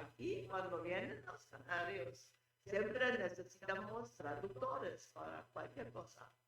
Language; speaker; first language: Spanish; non-native, fluent; German